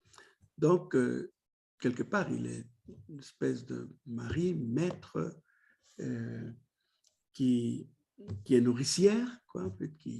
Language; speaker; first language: French; non-native, fluent; Spanish